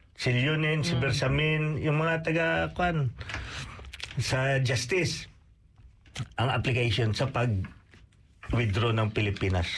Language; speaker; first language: Filipino; non-native, local second language; Cebuano